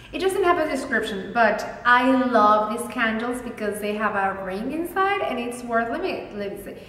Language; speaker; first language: English; non-native, fluent; Spanish